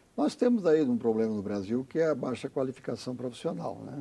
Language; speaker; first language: Portuguese; native; Portuguese